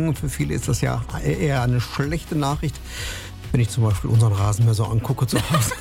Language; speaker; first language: German; native; German